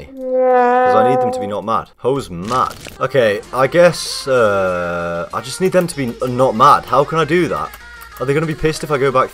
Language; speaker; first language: English; native; English